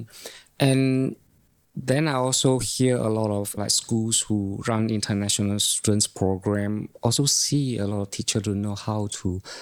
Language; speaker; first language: English; non-native, local second language; Chinese